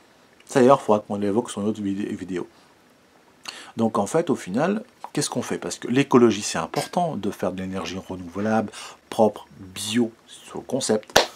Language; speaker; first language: French; native; French